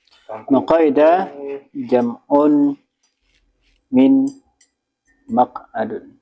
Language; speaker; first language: Arabic; non-native, fluent; Indonesian